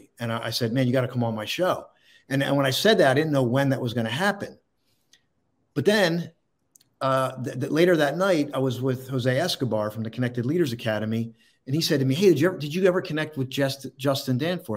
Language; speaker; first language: English; native; English